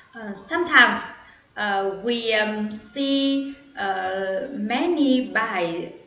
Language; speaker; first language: English; non-native, learner; Vietnamese